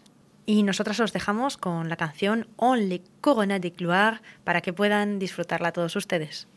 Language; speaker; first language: Spanish; native; Spanish